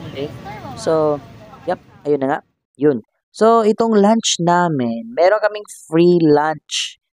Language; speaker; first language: Filipino; non-native, local second language; Hiligaynon